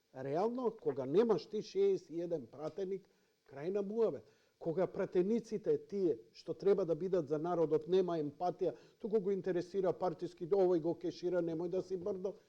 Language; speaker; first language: Macedonian; native; Macedonian